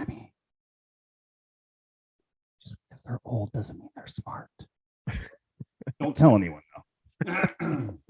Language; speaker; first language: English; native; English